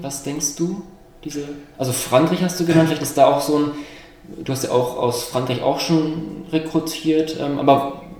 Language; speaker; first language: German; native; German